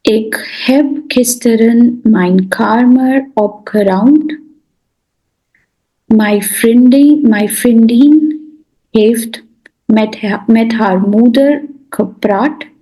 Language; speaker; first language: Dutch; non-native, learner; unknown